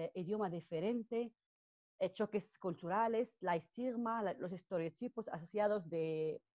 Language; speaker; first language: Spanish; non-native, fluent; Arabic